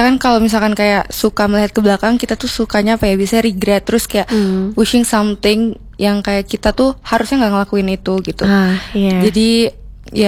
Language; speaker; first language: Indonesian; native; Indonesian